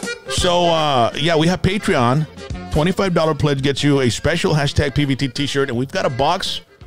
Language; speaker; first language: English; early bilingual, other home language; Spanish